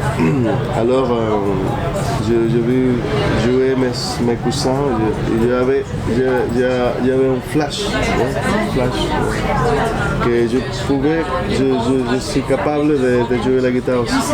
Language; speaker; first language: French; non-native, fluent; Spanish